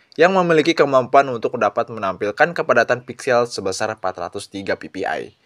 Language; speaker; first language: Indonesian; non-native, local second language; Sundanese